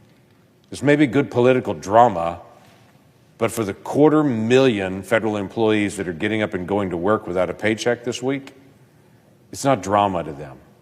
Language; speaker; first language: English; native; English